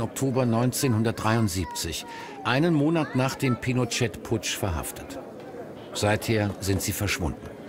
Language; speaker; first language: German; native; German